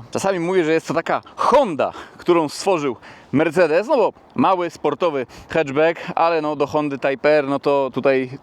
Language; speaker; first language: Polish; native; Polish